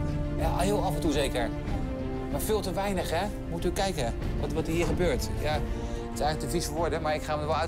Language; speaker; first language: Dutch; native; Dutch